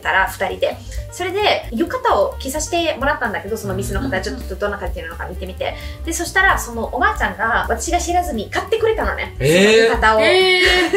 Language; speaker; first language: Japanese; non-native, fluent; Italian